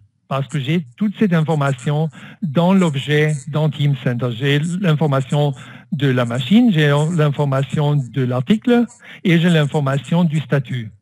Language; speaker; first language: French; non-native, fluent; German